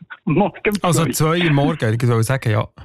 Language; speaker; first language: German; native; German